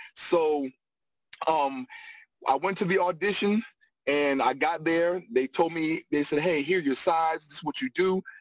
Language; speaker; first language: English; native; English